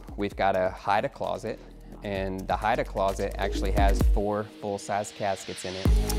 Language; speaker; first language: English; native; English